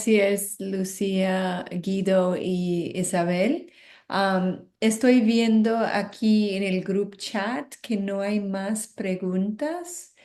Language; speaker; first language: Spanish; non-native, fluent; English